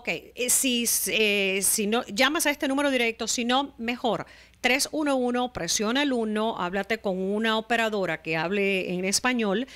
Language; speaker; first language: Spanish; native; Spanish